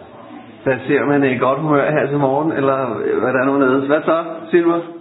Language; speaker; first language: Danish; native; Danish